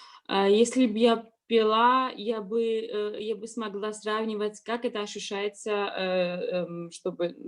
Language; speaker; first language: Russian; non-native, learner; Georgian